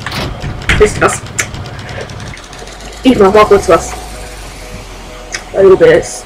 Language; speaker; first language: German; native; German